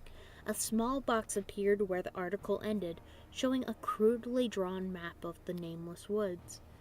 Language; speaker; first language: English; native; English